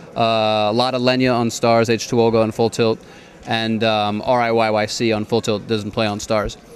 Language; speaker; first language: English; native; English